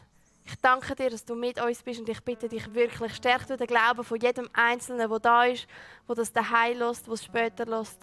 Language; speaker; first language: German; native; German